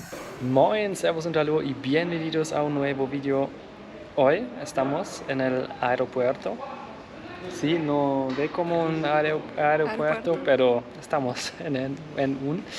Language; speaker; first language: Spanish; non-native, learner; German